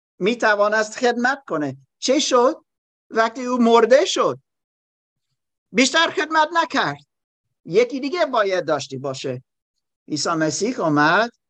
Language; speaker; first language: Persian; non-native, learner; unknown